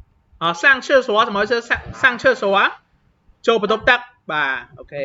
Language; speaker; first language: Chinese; non-native, fluent; Khmer